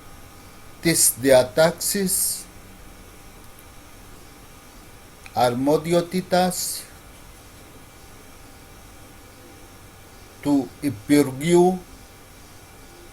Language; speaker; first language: Greek; non-native, learner; Urdu